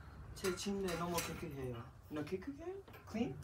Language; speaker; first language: Korean; native; Korean